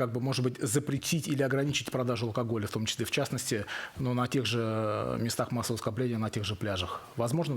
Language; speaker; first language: Russian; native; Russian